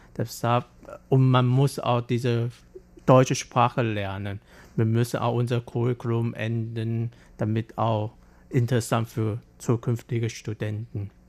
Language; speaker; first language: German; non-native, fluent; Chinese